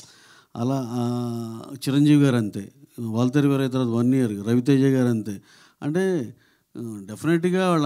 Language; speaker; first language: Telugu; native; Telugu